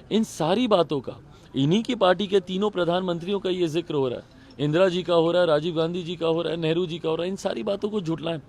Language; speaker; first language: Hindi; native; Hindi